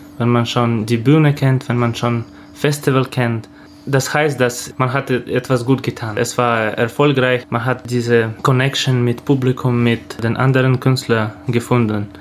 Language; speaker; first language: German; non-native, fluent; Russian